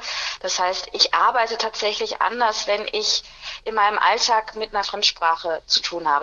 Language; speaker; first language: German; native; German